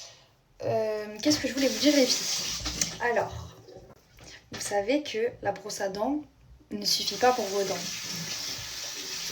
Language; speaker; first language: French; native; French